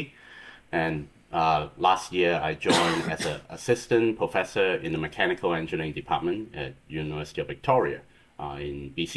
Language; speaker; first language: English; non-native, local second language; Cantonese